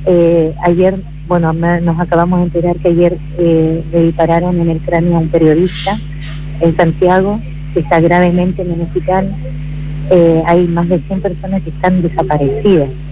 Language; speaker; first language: Spanish; native; Spanish